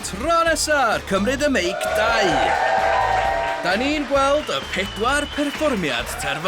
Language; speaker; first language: Welsh; native; Welsh